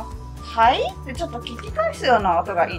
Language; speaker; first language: Japanese; native; Japanese